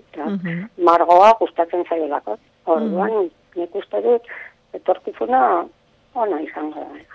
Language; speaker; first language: Basque; non-native, local second language; Spanish